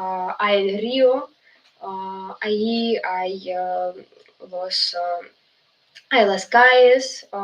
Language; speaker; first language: Spanish; non-native, fluent; Russian